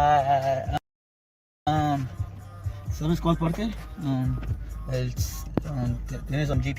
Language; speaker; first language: Spanish; early bilingual, heritage; English